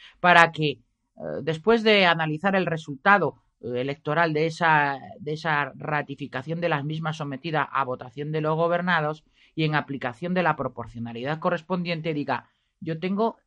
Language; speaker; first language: Spanish; native; Spanish